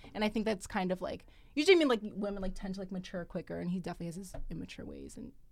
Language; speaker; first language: English; native; English